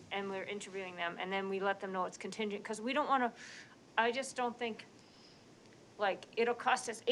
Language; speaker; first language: English; native; English